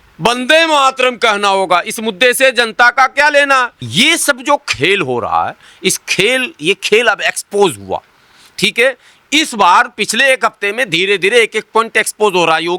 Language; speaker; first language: Hindi; native; Hindi